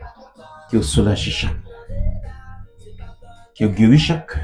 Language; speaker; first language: French; non-native, learner; Haitian Creole